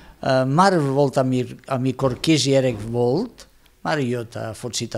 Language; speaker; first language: Hungarian; non-native, learner; Spanish